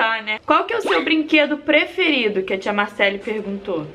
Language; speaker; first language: Portuguese; native; Portuguese